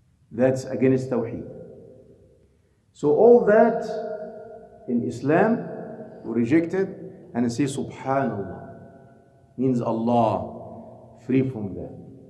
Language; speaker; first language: English; non-native, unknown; Arabic